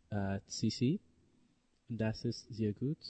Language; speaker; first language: German; non-native, learner; English